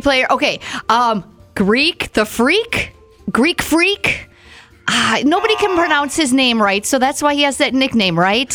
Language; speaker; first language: English; native; English